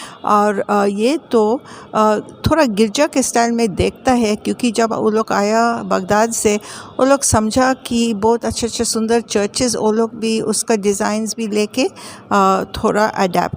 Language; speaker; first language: Hindi; non-native, local second language; English